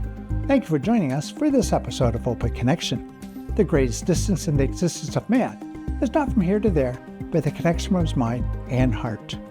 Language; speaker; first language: English; native; English